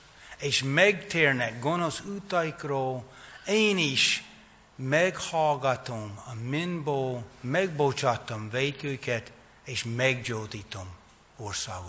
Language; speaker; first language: Hungarian; non-native, fluent; English